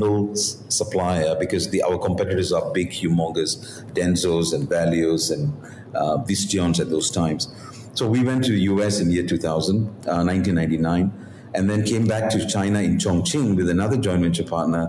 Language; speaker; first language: English; non-native, local second language; Tamil